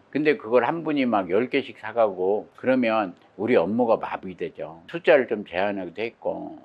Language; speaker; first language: Korean; native; Korean